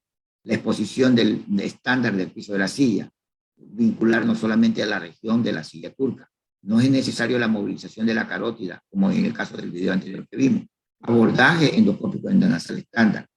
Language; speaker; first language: Spanish; native; Spanish